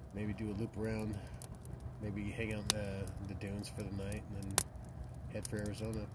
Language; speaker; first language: English; native; English